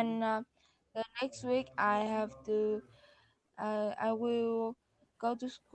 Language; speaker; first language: English; non-native, learner; Vietnamese